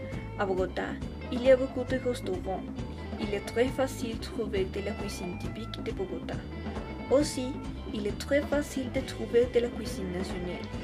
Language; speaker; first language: French; non-native, learner; Spanish